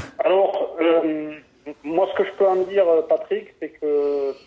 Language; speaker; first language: French; native; French